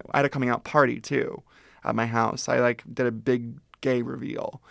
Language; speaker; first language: English; native; English